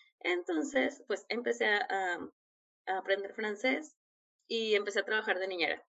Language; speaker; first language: Spanish; native; Spanish